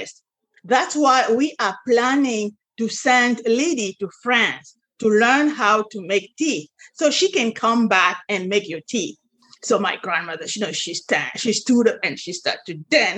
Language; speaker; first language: English; non-native, local second language; French